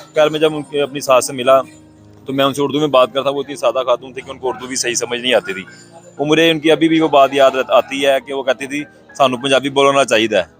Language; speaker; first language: Urdu; native; Urdu